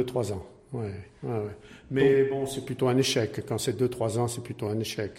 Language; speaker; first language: French; native; French